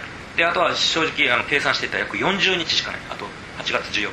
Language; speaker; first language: Japanese; native; Japanese